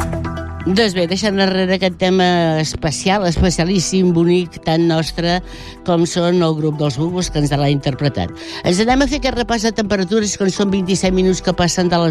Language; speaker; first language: Catalan; native; Catalan